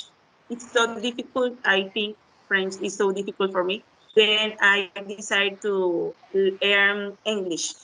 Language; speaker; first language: English; non-native, learner; Spanish